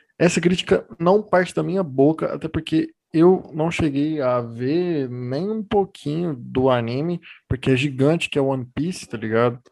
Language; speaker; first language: Portuguese; native; Portuguese